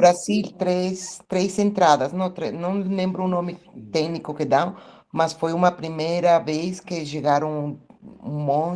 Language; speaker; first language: Portuguese; non-native, fluent; Spanish